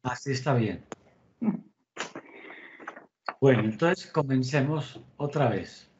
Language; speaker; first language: Spanish; native; Spanish